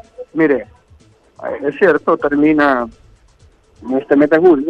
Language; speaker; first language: Spanish; native; Spanish